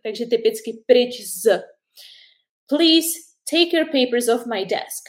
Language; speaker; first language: English; non-native, fluent; Czech